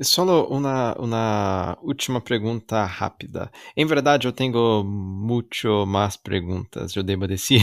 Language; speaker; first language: Spanish; non-native, learner; Portuguese